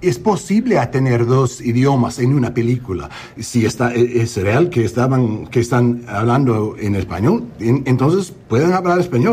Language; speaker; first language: Spanish; non-native, learner; English